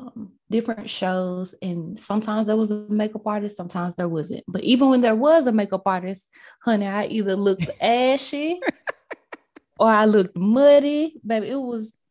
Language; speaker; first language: English; native; English